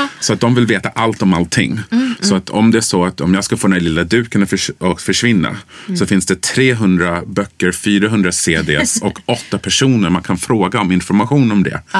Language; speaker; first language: Swedish; early bilingual, other home language; English